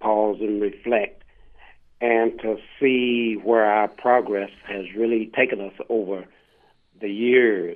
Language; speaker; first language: English; native; English